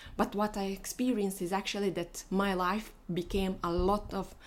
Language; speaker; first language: English; non-native, fluent; Bosnian